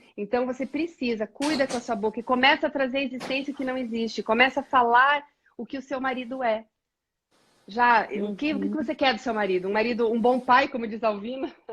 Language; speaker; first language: Portuguese; native; Portuguese